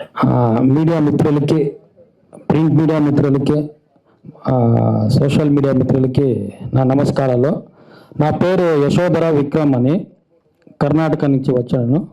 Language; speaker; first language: Telugu; non-native, learner; Kannada